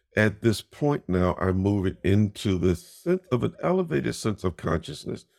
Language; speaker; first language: English; native; English